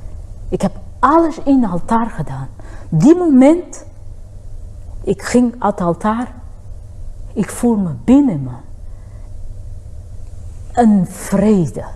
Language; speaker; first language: Dutch; non-native, fluent; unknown